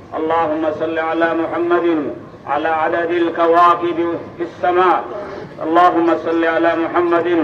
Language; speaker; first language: Arabic; non-native, fluent; Bangla